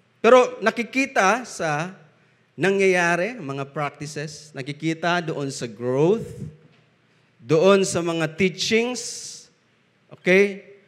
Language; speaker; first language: Filipino; non-native, local second language; Bikol